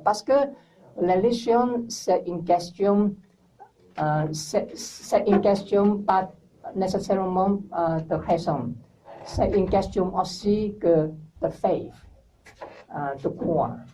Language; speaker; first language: French; non-native, learner; English